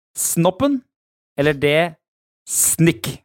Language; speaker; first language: Norwegian; native; Norwegian